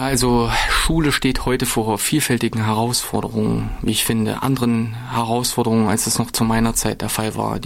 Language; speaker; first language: German; native; German